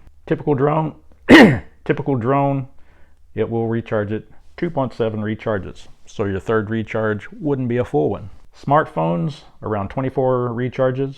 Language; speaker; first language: English; native; English